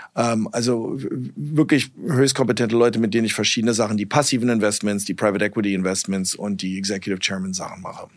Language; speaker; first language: German; early bilingual, heritage; German